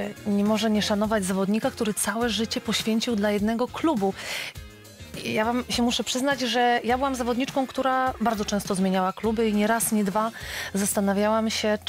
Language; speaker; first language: Polish; native; Polish